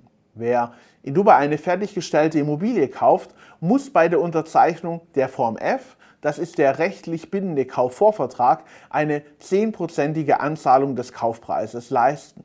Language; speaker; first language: German; native; German